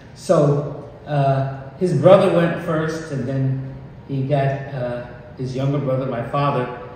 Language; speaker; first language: English; native; English